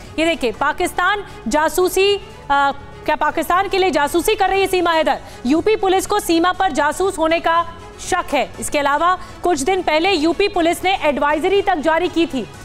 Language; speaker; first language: Hindi; native; Hindi